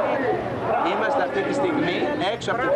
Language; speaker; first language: Greek; native; Greek